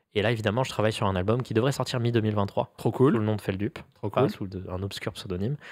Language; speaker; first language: French; native; French